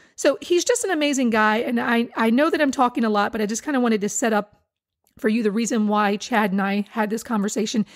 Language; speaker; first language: English; native; English